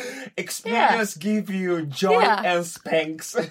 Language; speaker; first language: English; non-native, learner; Italian